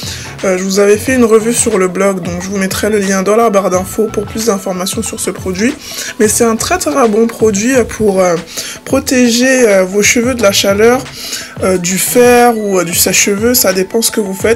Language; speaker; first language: French; native; French